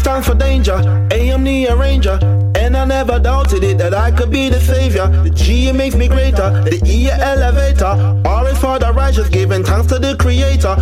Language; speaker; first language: English; non-native, fluent; Portuguese